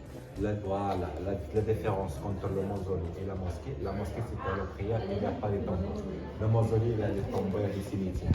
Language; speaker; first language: French; non-native, local second language; Arabic